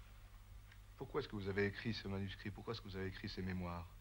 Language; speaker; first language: French; native; French